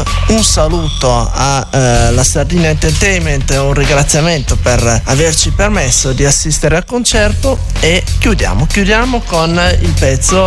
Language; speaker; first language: Italian; native; Italian